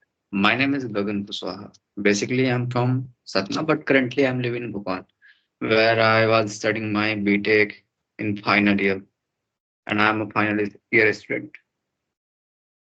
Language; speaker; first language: English; non-native, learner; Hindi